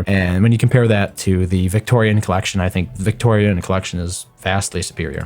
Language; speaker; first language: English; native; English